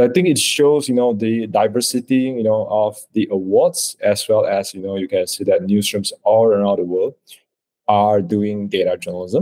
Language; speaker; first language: English; non-native, local second language; Chinese